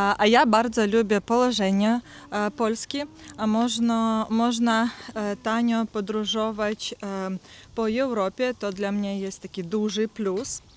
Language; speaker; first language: Polish; non-native, learner; Ukrainian